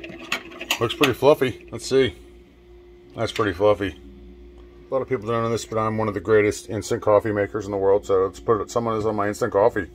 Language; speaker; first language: English; native; English